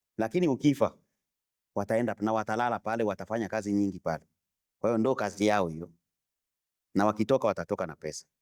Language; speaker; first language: Swahili; non-native, local second language; Bembe